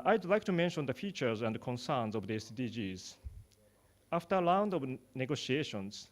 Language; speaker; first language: English; non-native, fluent; Japanese